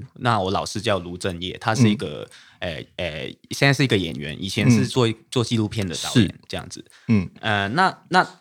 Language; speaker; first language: Chinese; non-native, fluent; Cantonese